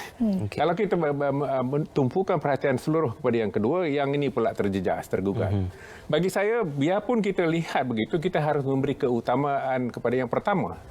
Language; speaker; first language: Malay; non-native, local second language; Tamil